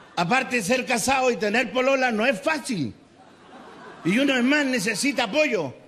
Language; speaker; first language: Spanish; native; Spanish